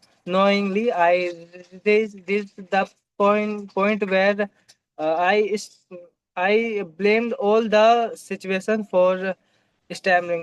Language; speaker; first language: English; non-native, local second language; Hindi